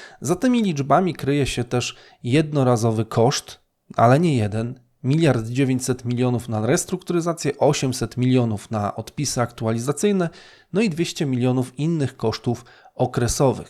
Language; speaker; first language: Polish; native; Polish